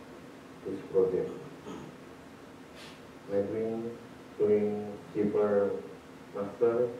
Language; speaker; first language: English; non-native, learner; Indonesian